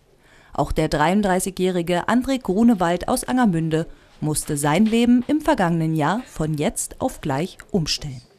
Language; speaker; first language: German; native; German